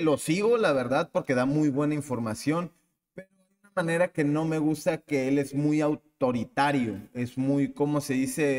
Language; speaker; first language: Spanish; native; Spanish